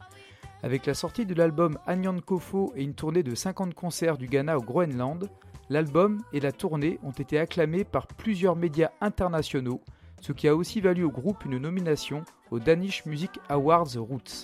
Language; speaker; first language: French; native; French